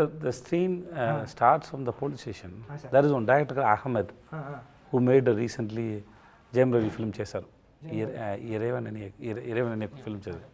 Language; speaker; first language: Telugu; non-native, learner; Tamil